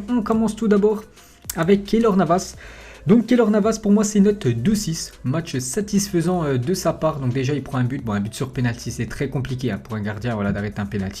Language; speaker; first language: French; native; French